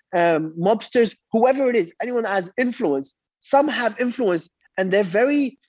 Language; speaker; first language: English; early bilingual, other home language; Arabic